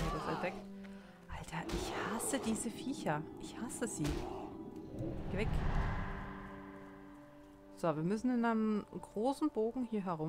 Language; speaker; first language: German; native; German